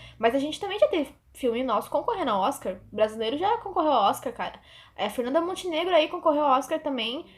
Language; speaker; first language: Portuguese; native; Portuguese